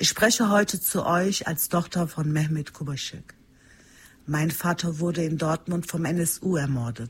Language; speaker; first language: German; early bilingual, other home language; Turkish